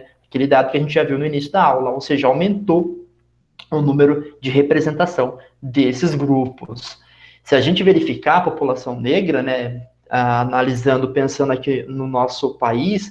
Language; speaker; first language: Portuguese; native; Portuguese